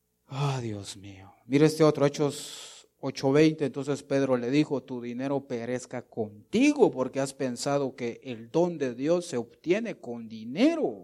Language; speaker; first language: Spanish; native; Spanish